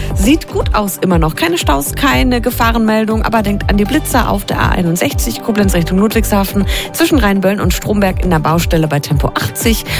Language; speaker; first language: German; native; German